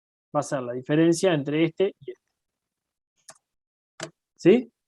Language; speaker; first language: Spanish; native; Spanish